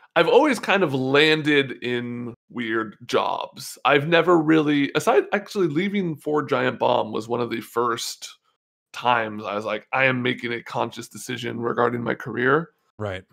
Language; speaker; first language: English; native; English